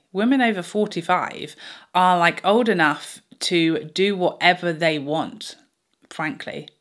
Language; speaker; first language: English; native; English